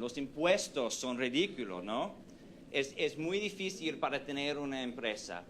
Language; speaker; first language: Spanish; non-native, fluent; English